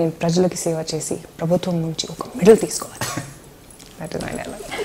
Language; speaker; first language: Telugu; non-native, learner; Hindi